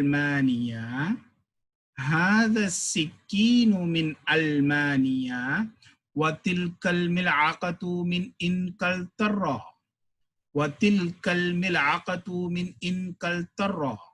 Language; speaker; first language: Arabic; non-native, fluent; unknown